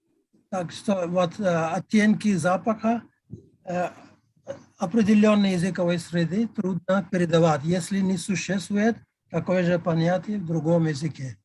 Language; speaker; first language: Russian; non-native, fluent; Telugu